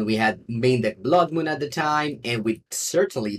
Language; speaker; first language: English; non-native, fluent; Italian